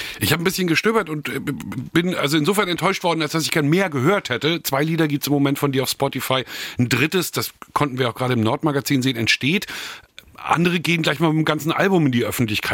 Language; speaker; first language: German; native; German